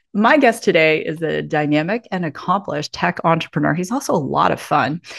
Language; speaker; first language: English; native; English